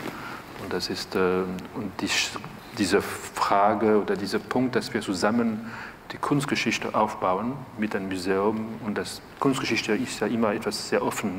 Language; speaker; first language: German; non-native, fluent; French